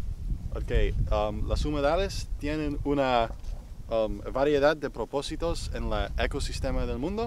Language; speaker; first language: Spanish; non-native, fluent; English